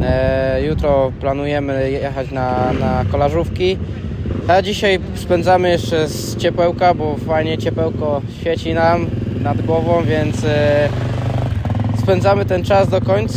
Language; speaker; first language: Polish; native; Polish